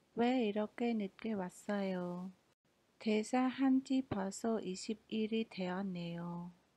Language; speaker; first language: Korean; non-native, fluent; Khmer